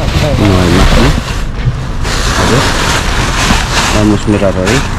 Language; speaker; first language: Spanish; non-native, learner; Filipino